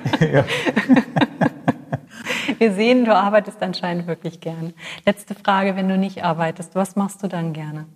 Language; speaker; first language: German; native; German